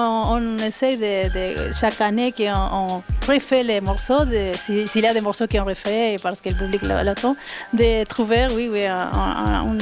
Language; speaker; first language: French; non-native, learner; Spanish